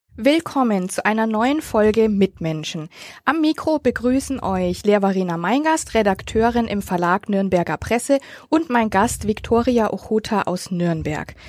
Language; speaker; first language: German; native; German